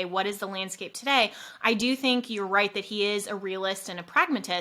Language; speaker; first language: English; native; English